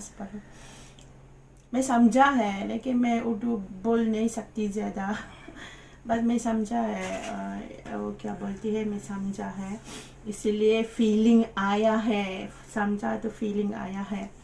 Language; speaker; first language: Hindi; non-native, learner; Malay